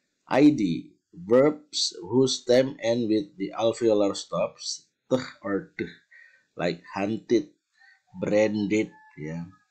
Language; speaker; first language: English; non-native, fluent; Indonesian